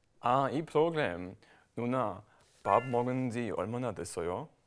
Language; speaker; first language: Korean; non-native, learner; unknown